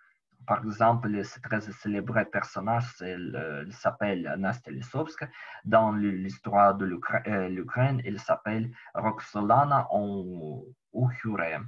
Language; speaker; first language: French; non-native, learner; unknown